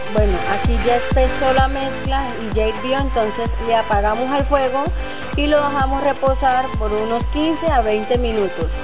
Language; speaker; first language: Spanish; native; Spanish